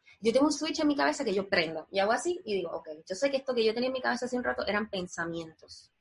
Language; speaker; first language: Spanish; native; Spanish